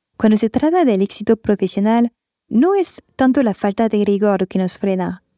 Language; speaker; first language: Spanish; non-native, fluent; French